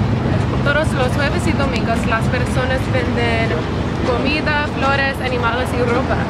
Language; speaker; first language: Spanish; non-native, learner; English